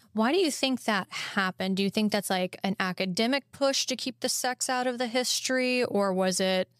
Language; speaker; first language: English; native; English